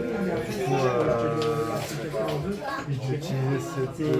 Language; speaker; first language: French; native; French